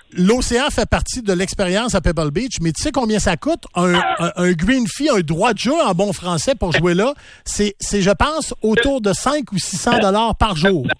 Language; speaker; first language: French; native; French